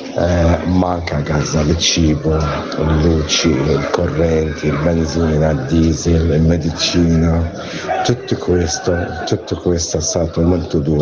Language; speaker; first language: Italian; non-native, learner; Arabic